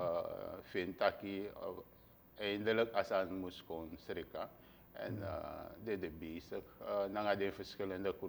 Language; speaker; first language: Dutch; non-native, local second language; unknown